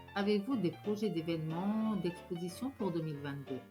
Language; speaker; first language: French; native; French